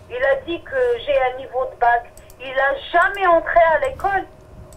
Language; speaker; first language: French; non-native, fluent; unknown